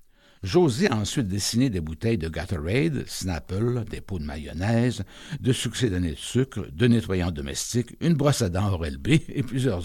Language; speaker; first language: French; native; French